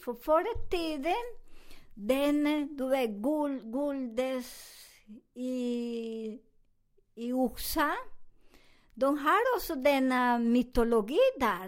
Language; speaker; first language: Swedish; non-native, fluent; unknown